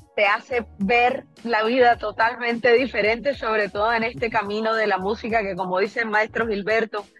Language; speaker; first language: Spanish; native; Spanish